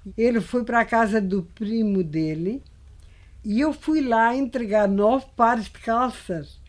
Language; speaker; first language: Portuguese; native; Portuguese